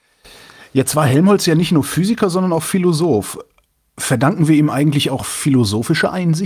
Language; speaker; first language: German; native; German